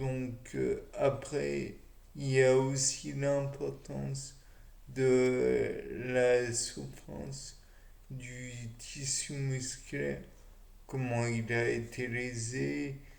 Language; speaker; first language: French; native; French